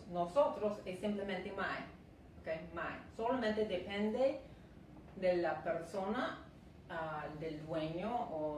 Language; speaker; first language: Spanish; non-native, fluent; English